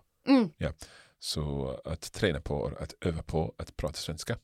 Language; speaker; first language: Swedish; non-native, learner; English